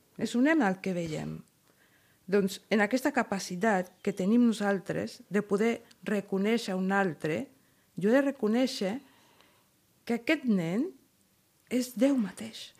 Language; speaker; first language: Catalan; non-native, fluent; Spanish